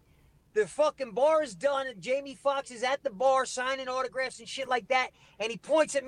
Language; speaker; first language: English; native; English